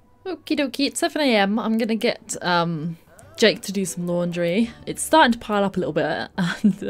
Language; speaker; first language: English; native; English